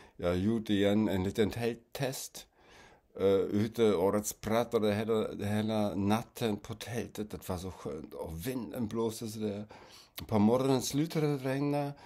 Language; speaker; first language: Swedish; non-native, fluent; German